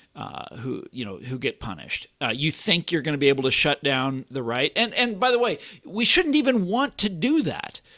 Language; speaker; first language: English; native; English